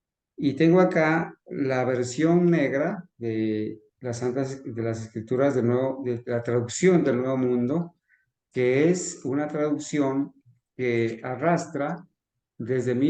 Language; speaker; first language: Spanish; native; Spanish